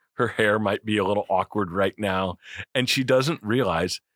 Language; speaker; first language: English; native; English